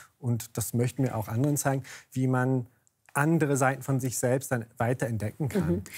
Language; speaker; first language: German; non-native, fluent; English